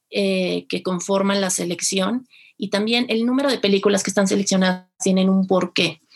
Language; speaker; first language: Spanish; native; Spanish